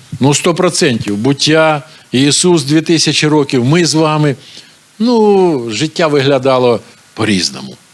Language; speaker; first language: Ukrainian; non-native, local second language; Russian